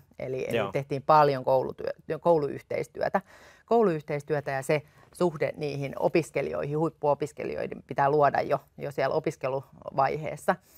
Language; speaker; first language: Finnish; native; Finnish